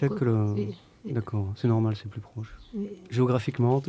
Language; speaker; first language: French; native; French